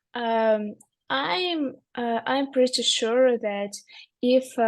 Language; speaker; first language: English; non-native, learner; Russian